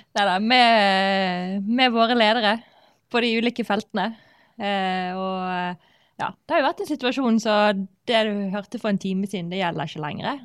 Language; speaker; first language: Norwegian; native; Norwegian